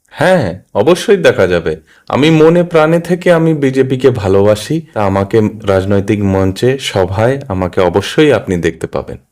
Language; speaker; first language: Bangla; early bilingual, heritage; Bangla